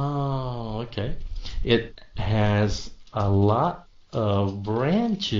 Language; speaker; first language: English; non-native, fluent; Vietnamese